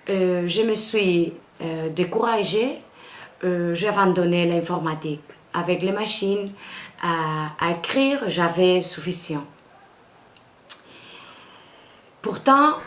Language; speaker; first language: French; non-native, learner; Spanish